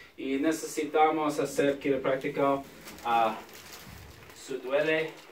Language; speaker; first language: Spanish; non-native, learner; English